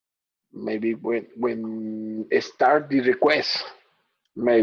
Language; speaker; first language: English; non-native, learner; Spanish